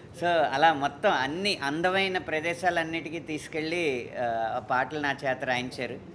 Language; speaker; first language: Telugu; native; Telugu